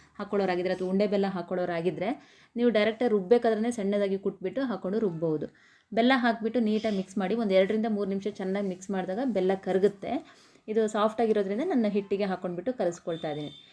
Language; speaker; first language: Kannada; native; Kannada